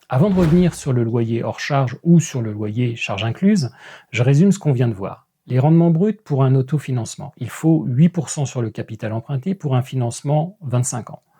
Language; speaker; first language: French; native; French